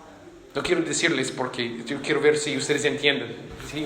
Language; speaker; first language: Spanish; non-native, fluent; English